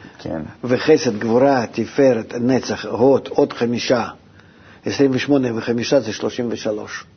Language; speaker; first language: Hebrew; non-native, fluent; Russian